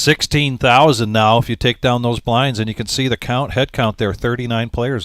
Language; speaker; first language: English; native; English